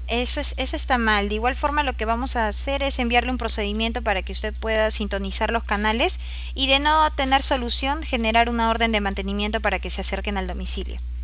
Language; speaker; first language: Spanish; native; Spanish